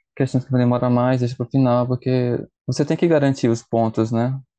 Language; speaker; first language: Portuguese; native; Portuguese